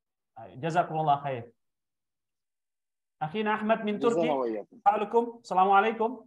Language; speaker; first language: Arabic; non-native, fluent; Indonesian